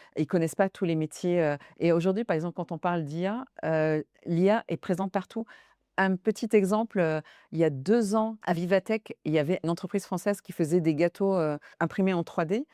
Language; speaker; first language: French; early bilingual, other home language; Arabic